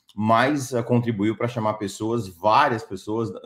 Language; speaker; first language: Portuguese; native; Portuguese